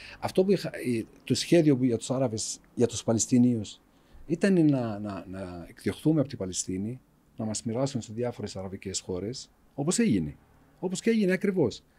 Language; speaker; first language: Greek; non-native, fluent; Arabic